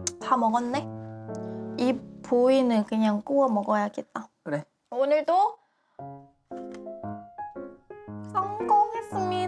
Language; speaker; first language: Korean; non-native, fluent; Lao